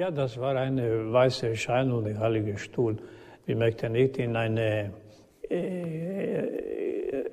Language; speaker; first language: German; non-native, learner; Croatian